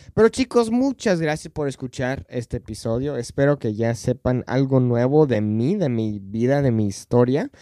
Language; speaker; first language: Spanish; non-native, fluent; English